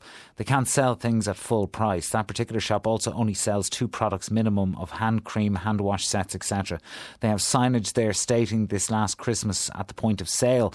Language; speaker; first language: English; native; English